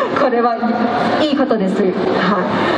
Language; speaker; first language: Japanese; non-native, learner; Thai